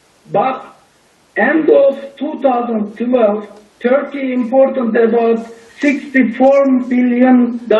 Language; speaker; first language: English; non-native, learner; Turkish